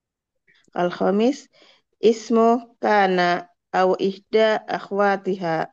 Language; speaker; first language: Arabic; non-native, learner; Indonesian